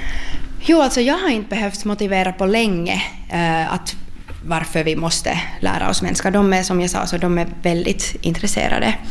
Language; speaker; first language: Swedish; non-native, local second language; Finnish